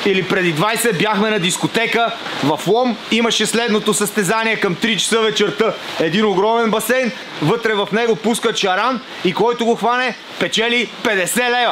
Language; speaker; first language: Bulgarian; native; Bulgarian